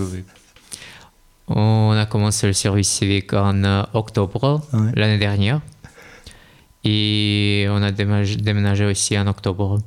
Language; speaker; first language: French; non-native, fluent; Russian